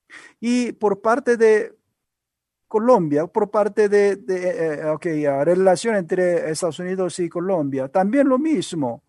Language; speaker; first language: Spanish; non-native, learner; Korean